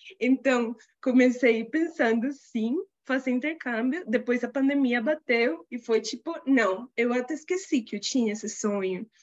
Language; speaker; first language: Portuguese; non-native, fluent; Spanish